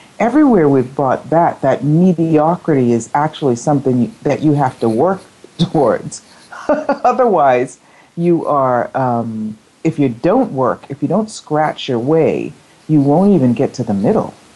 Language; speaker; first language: English; native; English